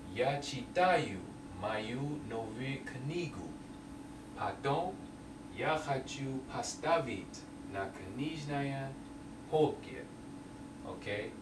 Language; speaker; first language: Russian; non-native, learner; English